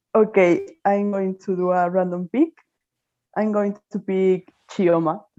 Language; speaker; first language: English; non-native, fluent; Spanish